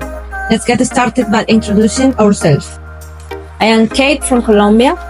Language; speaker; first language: English; non-native, learner; Spanish